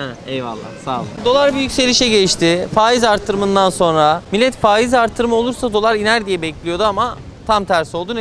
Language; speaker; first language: Turkish; native; Turkish